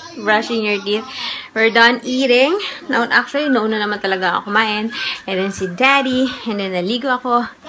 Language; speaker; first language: Filipino; native; Filipino